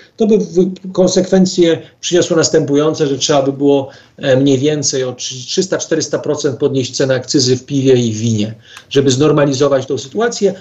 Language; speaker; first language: Polish; native; Polish